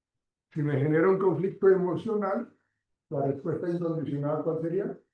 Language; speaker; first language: Spanish; native; Spanish